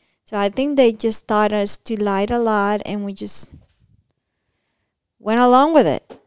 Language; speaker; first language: English; non-native, fluent; Spanish